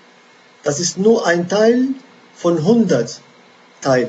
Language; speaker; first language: German; non-native, fluent; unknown